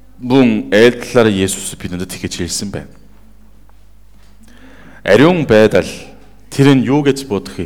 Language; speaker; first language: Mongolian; non-native, fluent; Korean